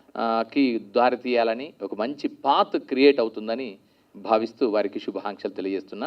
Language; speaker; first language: Telugu; native; Telugu